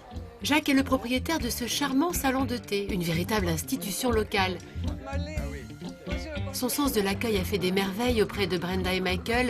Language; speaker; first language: French; native; French